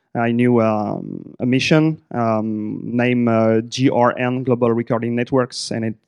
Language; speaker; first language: English; non-native, fluent; French